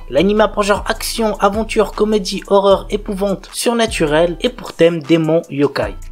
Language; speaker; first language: French; native; French